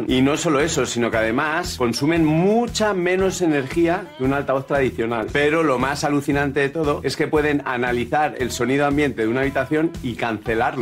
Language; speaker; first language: Spanish; native; Spanish